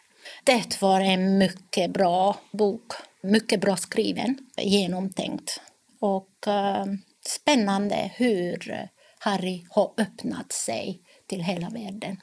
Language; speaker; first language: Swedish; non-native, fluent; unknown